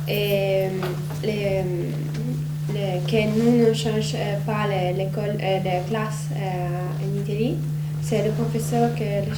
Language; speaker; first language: French; non-native, learner; Italian